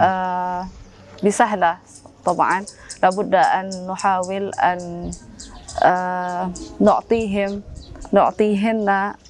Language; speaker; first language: Arabic; non-native, fluent; Indonesian